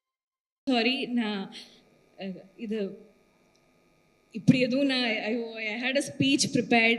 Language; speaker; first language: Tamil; non-native, learner; Malayalam